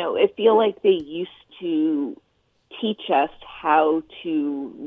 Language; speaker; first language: English; native; English